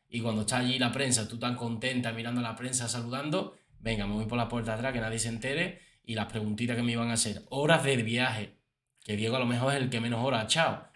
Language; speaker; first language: Spanish; native; Spanish